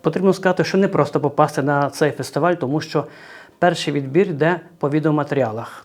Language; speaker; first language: Ukrainian; native; Ukrainian